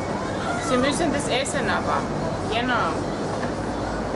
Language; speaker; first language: German; non-native, fluent; Romanian